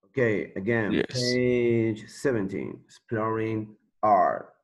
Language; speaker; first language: English; non-native, learner; Spanish